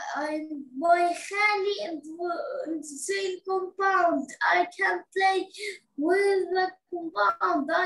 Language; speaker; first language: English; non-native, learner; Arabic